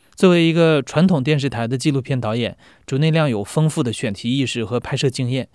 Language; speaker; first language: Chinese; native; Chinese